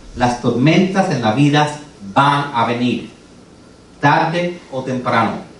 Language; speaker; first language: Spanish; early bilingual, heritage; Spanish